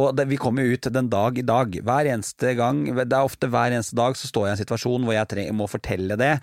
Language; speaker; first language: Norwegian; native; Norwegian